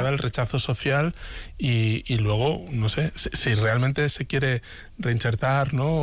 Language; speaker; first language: Spanish; native; Spanish